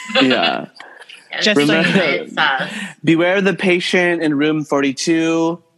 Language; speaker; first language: English; native; English